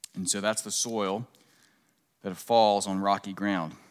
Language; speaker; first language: English; native; English